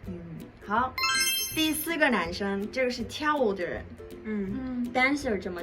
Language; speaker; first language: Chinese; non-native, fluent; Mongolian